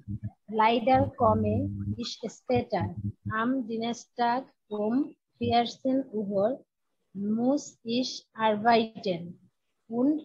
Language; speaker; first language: German; non-native, learner; Bangla